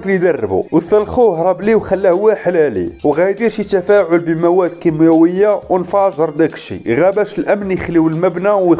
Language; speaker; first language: Arabic; native; Arabic